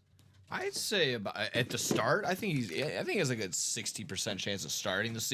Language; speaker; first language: English; native; English